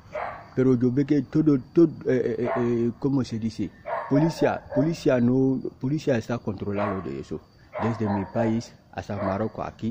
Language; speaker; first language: Spanish; non-native, learner; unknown